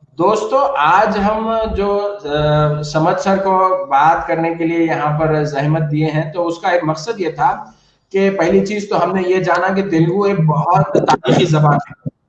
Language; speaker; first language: Hindi; non-native, local second language; Urdu